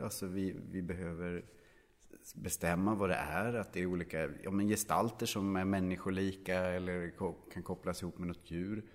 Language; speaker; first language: Swedish; native; Swedish